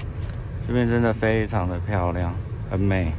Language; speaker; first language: Chinese; native; Chinese